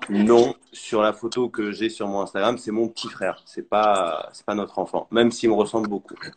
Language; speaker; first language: French; native; French